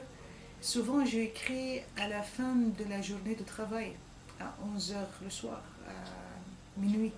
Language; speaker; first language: French; non-native, fluent; Arabic